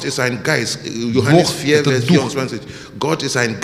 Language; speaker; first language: German; non-native, learner; English